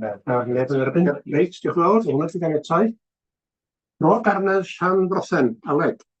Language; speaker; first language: Welsh; native; Welsh